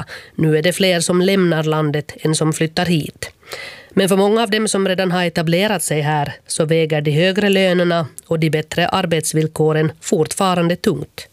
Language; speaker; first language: Swedish; native; Swedish